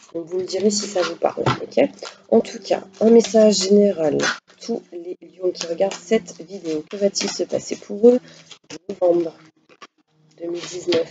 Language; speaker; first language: French; native; French